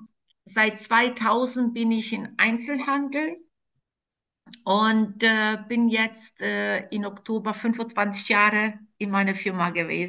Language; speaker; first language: German; non-native, fluent; Croatian